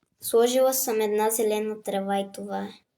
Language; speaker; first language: Bulgarian; native; Bulgarian